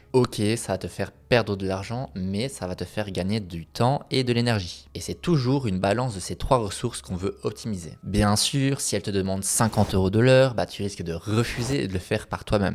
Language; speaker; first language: French; native; French